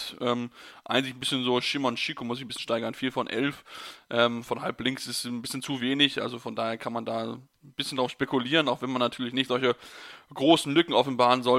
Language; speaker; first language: German; native; German